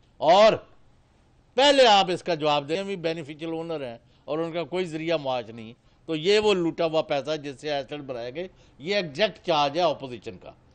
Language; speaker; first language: Urdu; non-native, local second language; Punjabi